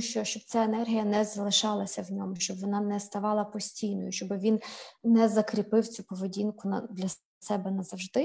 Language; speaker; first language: Ukrainian; native; Ukrainian